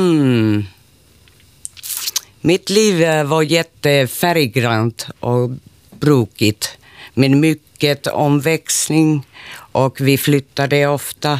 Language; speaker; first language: Swedish; non-native, local second language; Finnish